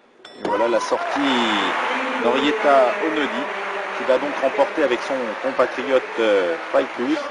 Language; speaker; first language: French; native; French